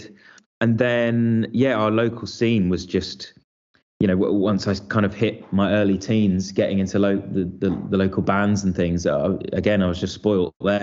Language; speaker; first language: English; native; English